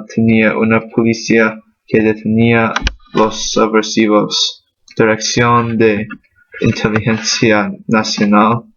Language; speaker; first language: Spanish; non-native, learner; English